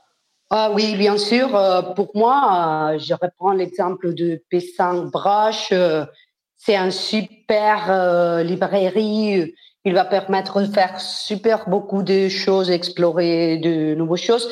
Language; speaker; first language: French; non-native, fluent; Spanish